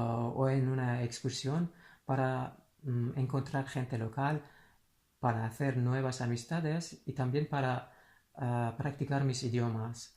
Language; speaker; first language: Spanish; non-native, fluent; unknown